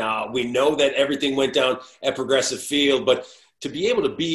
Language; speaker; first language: English; native; English